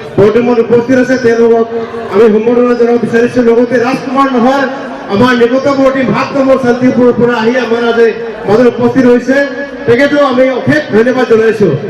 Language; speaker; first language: Assamese; non-native, local second language; Mising